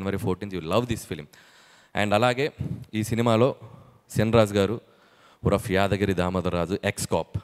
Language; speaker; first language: Telugu; native; Telugu